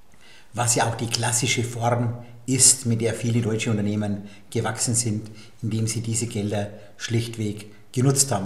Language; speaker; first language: German; native; German